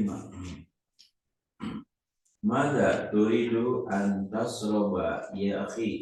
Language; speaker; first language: Arabic; non-native, learner; Indonesian